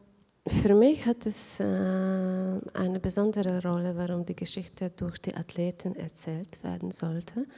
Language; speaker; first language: German; non-native, fluent; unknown